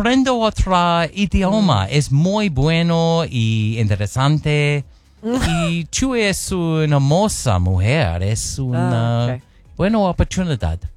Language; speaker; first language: Spanish; non-native, learner; English